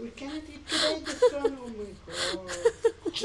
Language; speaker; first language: English; non-native, learner; Nepali